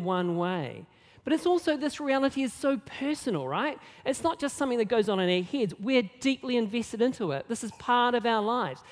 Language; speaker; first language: English; native; English